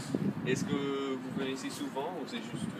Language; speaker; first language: French; non-native, fluent; English